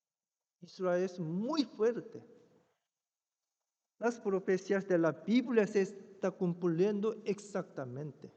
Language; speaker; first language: Spanish; non-native, fluent; Korean